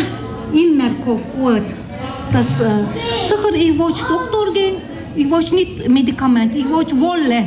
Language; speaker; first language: German; non-native, learner; Turkish